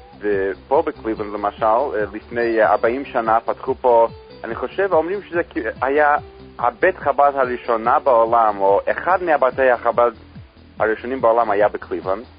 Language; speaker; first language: Hebrew; non-native, fluent; English